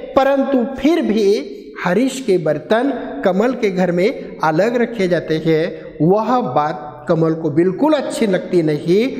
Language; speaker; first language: Hindi; non-native, local second language; Marathi